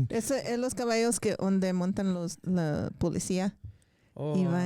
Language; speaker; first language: Spanish; early bilingual, heritage; English